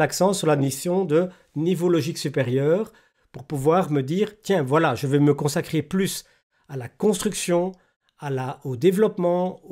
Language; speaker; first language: French; native; French